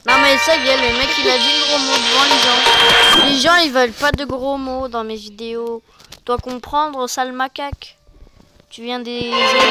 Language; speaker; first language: French; native; French